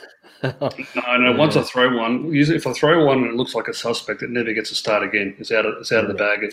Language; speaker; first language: English; native; English